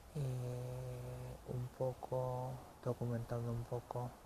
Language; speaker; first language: Spanish; early bilingual, other home language; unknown